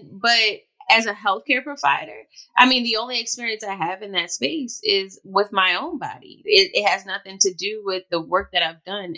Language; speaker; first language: English; native; English